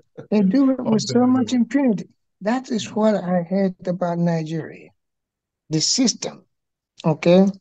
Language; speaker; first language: English; non-native, local second language; Igbo